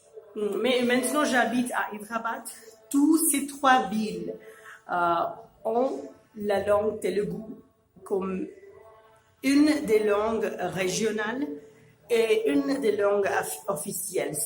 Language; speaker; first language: French; non-native, fluent; Urdu